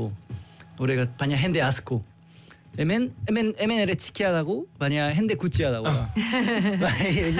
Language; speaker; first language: Basque; non-native, learner; Korean